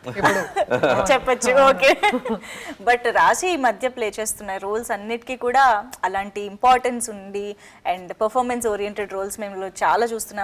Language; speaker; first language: Telugu; native; Telugu